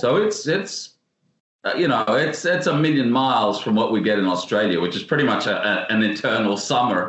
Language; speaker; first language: English; native; English